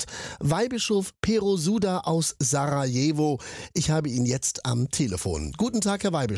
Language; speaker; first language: German; native; German